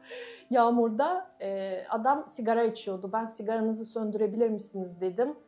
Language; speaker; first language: Turkish; non-native, fluent; Russian